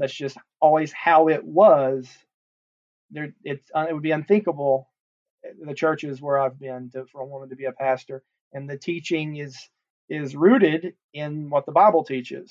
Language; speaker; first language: English; native; English